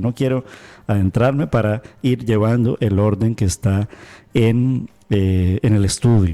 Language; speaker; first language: Spanish; native; Spanish